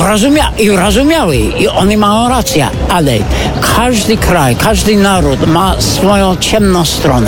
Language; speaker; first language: Polish; non-native, fluent; English